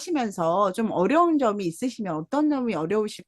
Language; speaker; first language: Korean; native; Korean